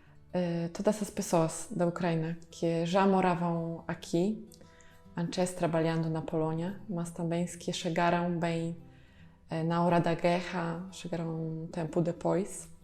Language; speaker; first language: Portuguese; non-native, fluent; Polish